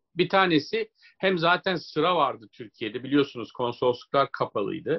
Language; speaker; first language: Turkish; native; Turkish